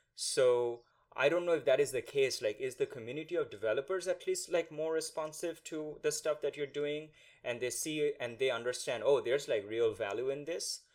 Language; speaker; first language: English; non-native, local second language; Bangla